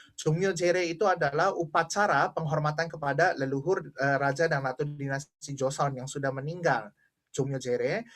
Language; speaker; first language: Indonesian; native; Indonesian